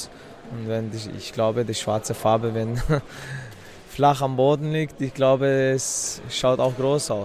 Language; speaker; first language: German; non-native, fluent; Chechen